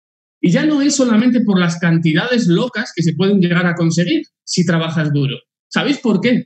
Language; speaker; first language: Spanish; native; Spanish